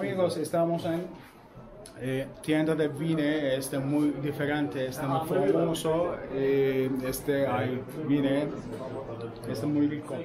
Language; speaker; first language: Spanish; non-native, learner; Turkish